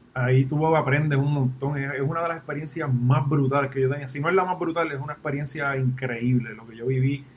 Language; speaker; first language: Spanish; native; Spanish